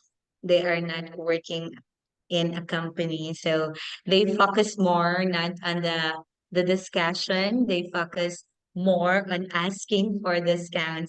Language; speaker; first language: English; non-native, fluent; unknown